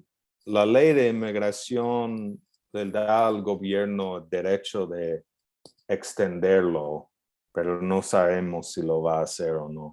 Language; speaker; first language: Spanish; non-native, fluent; English